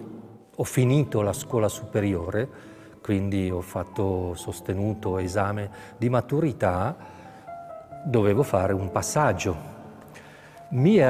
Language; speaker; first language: Italian; non-native, fluent; Czech